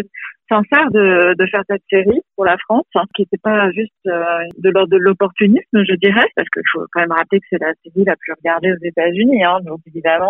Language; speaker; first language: French; native; French